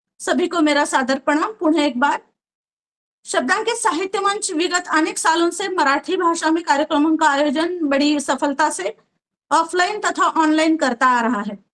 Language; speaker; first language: Hindi; non-native, local second language; Marathi